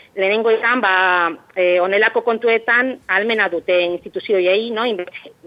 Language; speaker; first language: Basque; non-native, local second language; Spanish